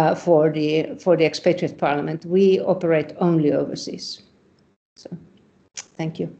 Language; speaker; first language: English; non-native, fluent; Finnish